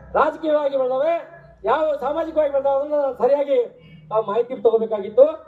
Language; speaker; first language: Kannada; non-native, local second language; Lambadi